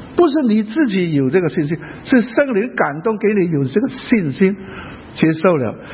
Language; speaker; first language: Chinese; non-native, local second language; Cantonese